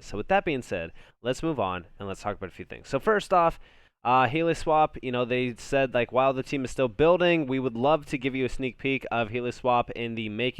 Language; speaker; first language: English; native; English